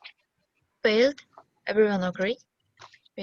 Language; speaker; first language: English; non-native, learner; Korean